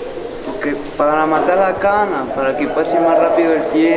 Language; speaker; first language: Spanish; native; Spanish